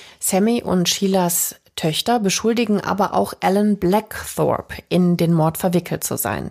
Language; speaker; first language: German; native; German